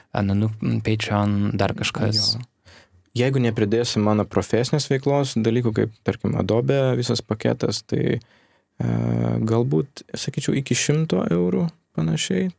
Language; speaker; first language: Lithuanian; native; Lithuanian